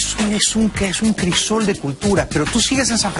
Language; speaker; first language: Spanish; native; Spanish